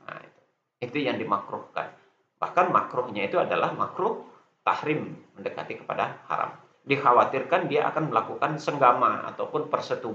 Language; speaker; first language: Indonesian; native; Indonesian